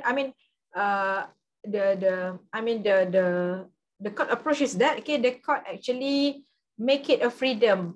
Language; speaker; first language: English; non-native, local second language; Malay